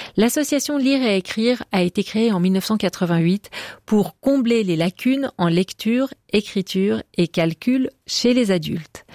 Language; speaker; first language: French; native; French